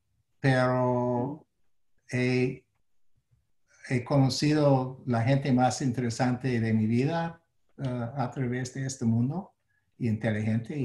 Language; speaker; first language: Spanish; non-native, fluent; English